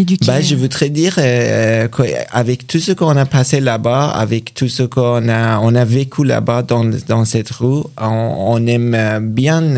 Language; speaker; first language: French; non-native, learner; Persian